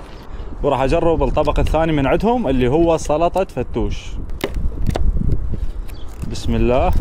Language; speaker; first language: Arabic; native; Arabic